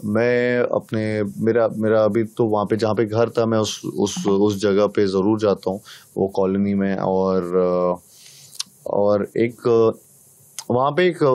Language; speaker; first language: Hindi; native; Hindi